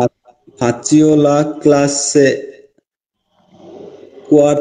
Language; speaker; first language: Italian; non-native, learner; Bangla